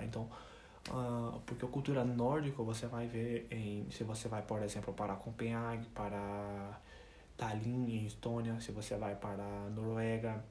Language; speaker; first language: Portuguese; non-native, fluent; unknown